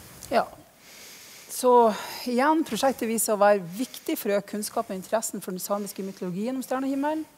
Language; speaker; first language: Norwegian; native; Norwegian